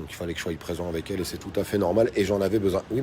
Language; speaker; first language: French; native; French